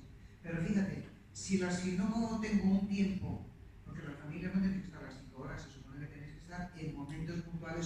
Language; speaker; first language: Spanish; native; Spanish